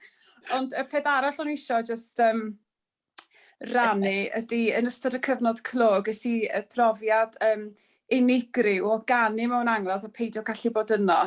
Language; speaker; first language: Welsh; native; Welsh